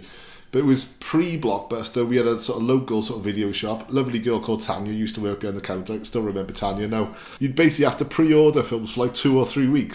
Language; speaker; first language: English; native; English